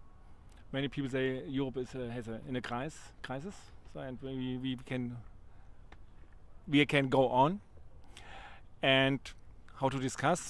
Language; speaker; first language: English; non-native, learner; German